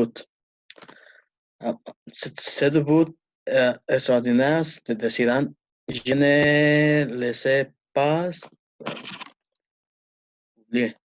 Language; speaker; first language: French; non-native, learner; Spanish